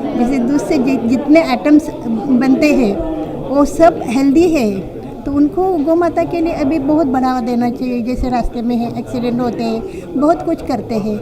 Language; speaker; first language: Hindi; non-native, local second language; Marathi